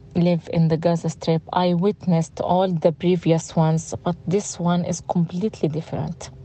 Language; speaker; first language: English; non-native, fluent; Arabic